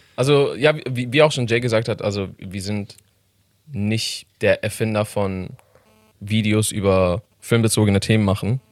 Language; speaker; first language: German; non-native, fluent; Persian